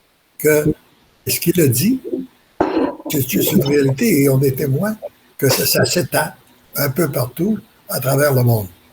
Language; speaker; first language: French; native; French